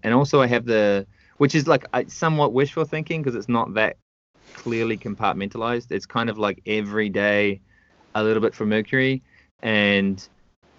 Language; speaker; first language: English; native; English